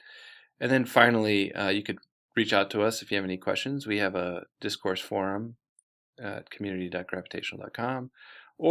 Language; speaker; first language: English; native; English